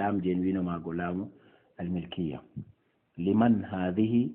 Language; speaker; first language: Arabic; non-native, fluent; Fula